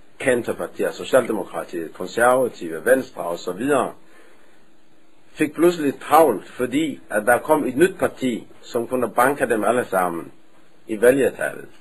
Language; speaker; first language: Danish; non-native, fluent; Somali